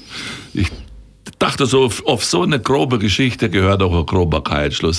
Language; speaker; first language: German; native; German